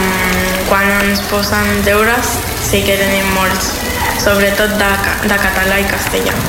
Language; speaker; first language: Catalan; non-native, fluent; Spanish